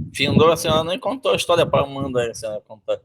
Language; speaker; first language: Portuguese; native; Portuguese